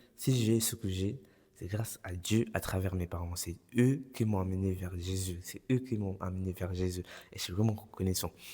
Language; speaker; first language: French; early bilingual, other home language; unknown